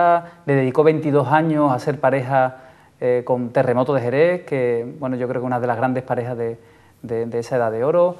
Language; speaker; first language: Spanish; native; Spanish